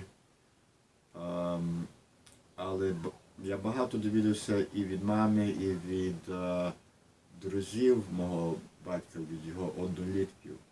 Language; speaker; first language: Ukrainian; early bilingual, heritage; Ukrainian